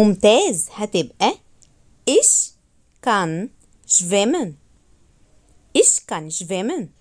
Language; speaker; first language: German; non-native, fluent; Arabic